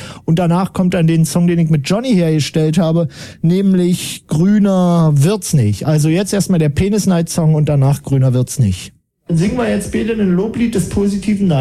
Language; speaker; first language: German; native; German